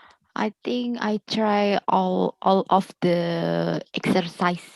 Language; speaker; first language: English; non-native, learner; Indonesian